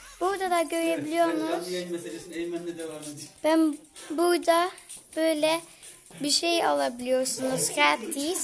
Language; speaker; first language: Turkish; early bilingual, heritage; Turkish